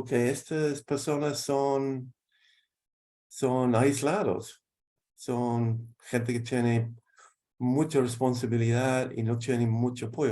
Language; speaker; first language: Spanish; non-native, fluent; English